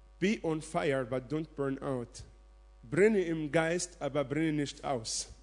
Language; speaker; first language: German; non-native, fluent; Arabic